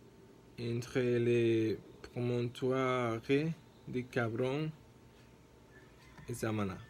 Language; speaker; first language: French; non-native, learner; Spanish